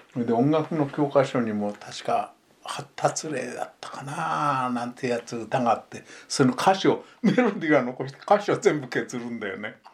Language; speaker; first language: Japanese; native; Japanese